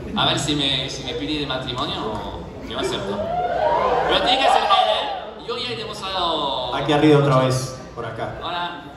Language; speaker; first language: Spanish; non-native, fluent; French